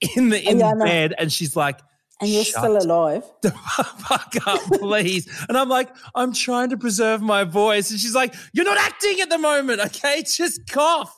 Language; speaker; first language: English; native; English